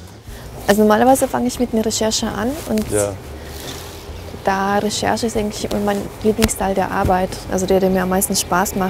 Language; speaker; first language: German; early bilingual, other home language; Russian